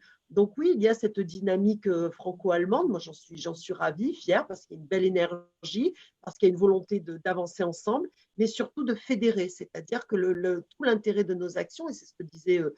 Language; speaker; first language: French; native; French